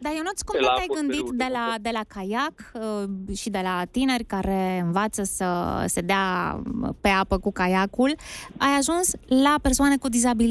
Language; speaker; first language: Romanian; native; Romanian